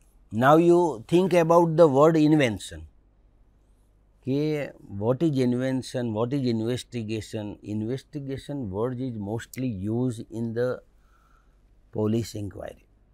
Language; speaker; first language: English; non-native, local second language; Gujarati